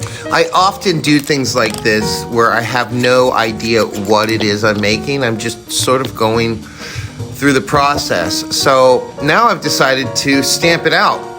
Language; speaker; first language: English; native; English